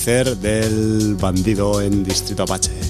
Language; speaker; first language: Spanish; native; Spanish